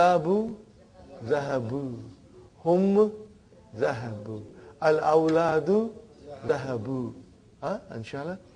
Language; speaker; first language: Arabic; non-native, fluent; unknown